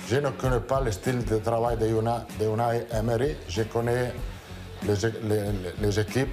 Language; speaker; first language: French; non-native, learner; Italian